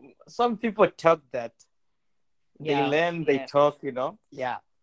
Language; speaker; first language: English; non-native, local second language; Swahili